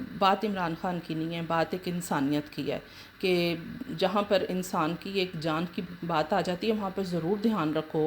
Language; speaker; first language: Urdu; native; Urdu